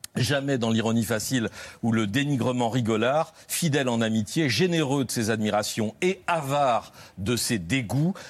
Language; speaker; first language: French; native; French